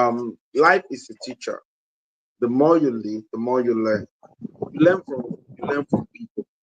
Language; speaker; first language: English; non-native, local second language; Yoruba